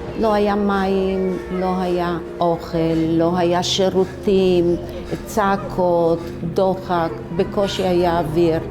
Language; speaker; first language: Hebrew; early bilingual, other home language; Romanian